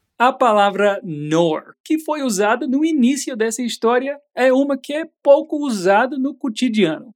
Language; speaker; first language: Portuguese; native; Portuguese